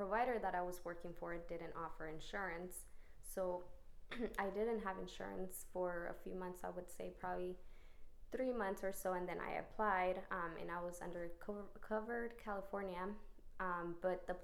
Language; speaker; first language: English; early bilingual, other home language; Spanish